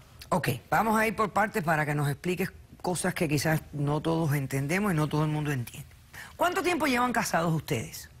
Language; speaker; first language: Spanish; native; Spanish